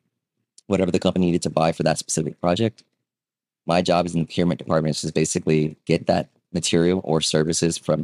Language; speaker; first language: English; early bilingual, other home language; Vietnamese